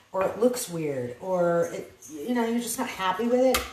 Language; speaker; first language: English; native; English